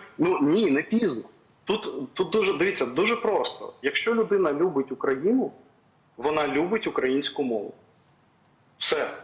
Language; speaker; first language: Ukrainian; non-native, local second language; Russian